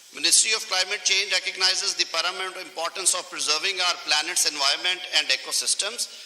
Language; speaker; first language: English; non-native, local second language; Urdu